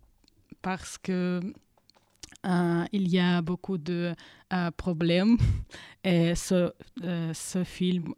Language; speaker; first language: French; non-native, learner; Russian